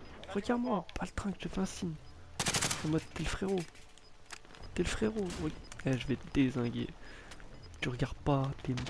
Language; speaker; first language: French; native; French